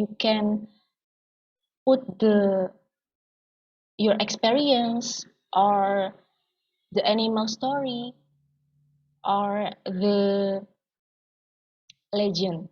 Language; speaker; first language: English; non-native, learner; Indonesian